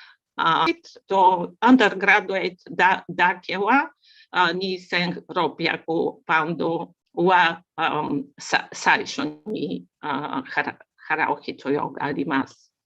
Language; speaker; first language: Japanese; non-native, learner; Bulgarian